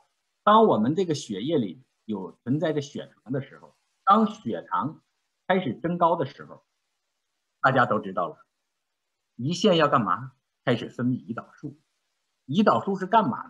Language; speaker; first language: Chinese; native; Chinese